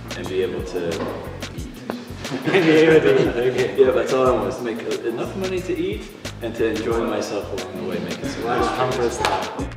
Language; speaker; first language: English; native; English